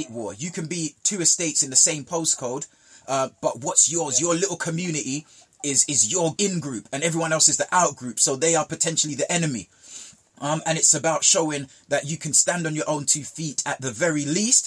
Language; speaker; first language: English; early bilingual, other home language; Jamaican Creole English